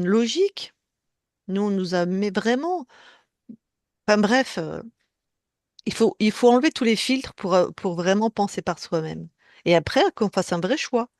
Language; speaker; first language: French; native; French